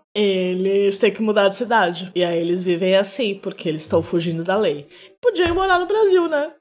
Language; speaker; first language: Portuguese; native; Portuguese